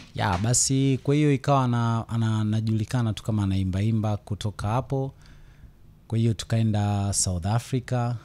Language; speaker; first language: Swahili; native; Swahili